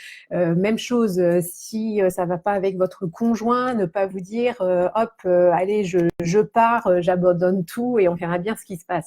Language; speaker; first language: French; native; French